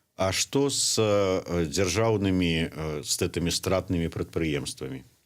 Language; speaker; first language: Belarusian; non-native, local second language; Russian